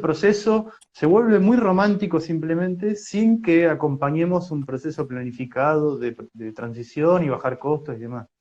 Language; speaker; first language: Spanish; native; Spanish